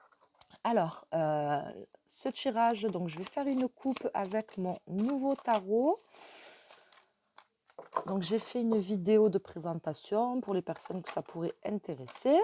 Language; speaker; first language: French; native; French